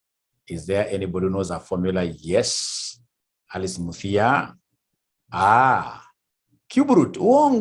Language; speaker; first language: English; non-native, local second language; Swahili